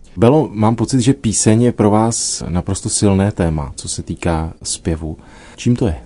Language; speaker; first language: Czech; native; Czech